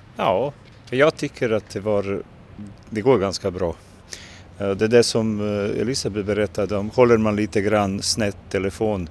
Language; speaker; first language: Swedish; non-native, fluent; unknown